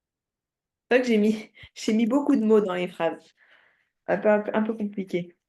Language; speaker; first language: French; native; French